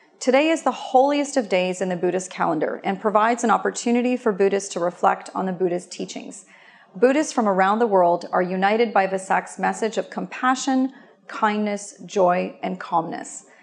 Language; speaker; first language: English; native; English